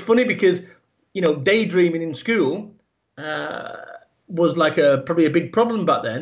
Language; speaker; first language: English; native; English